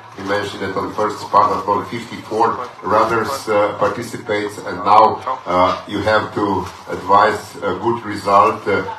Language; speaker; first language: English; non-native, fluent; Slovenian